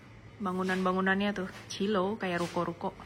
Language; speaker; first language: Indonesian; native; Indonesian